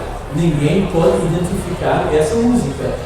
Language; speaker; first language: Portuguese; non-native, learner; English